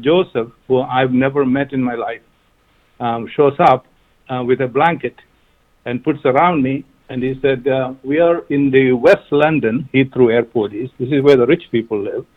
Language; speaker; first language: English; non-native, local second language; Malayalam